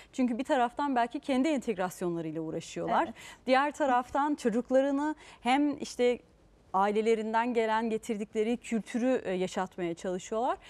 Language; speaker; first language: Turkish; native; Turkish